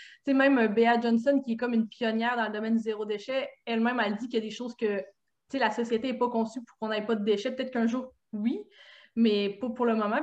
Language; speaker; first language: French; native; French